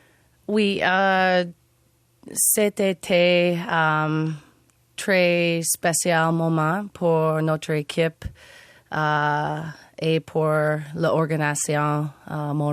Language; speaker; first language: French; non-native, learner; English